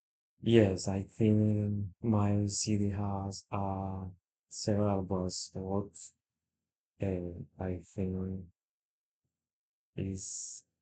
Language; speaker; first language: English; non-native, learner; Spanish